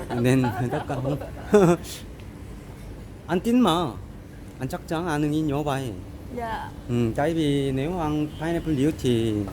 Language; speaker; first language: Vietnamese; non-native, learner; Korean